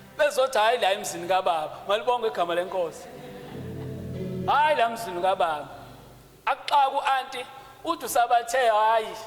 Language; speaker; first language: Zulu; native; Zulu